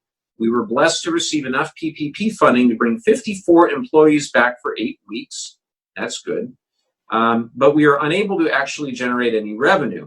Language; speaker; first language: English; native; English